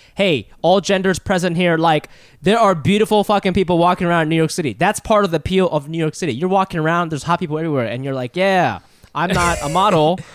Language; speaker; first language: English; early bilingual, other home language; Japanese